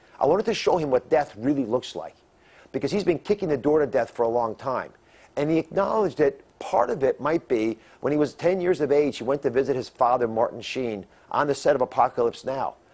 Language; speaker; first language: English; native; English